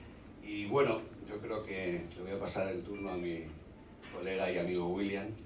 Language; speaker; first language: Spanish; native; Spanish